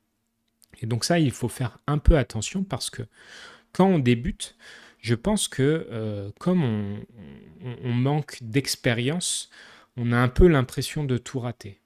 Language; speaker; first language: French; native; French